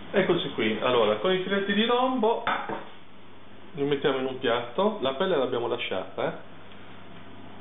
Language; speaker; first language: Italian; native; Italian